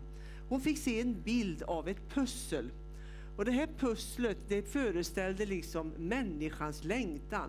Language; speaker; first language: Swedish; native; Swedish